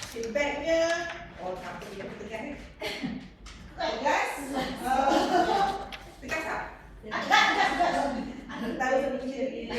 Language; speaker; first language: Malay; native; Malay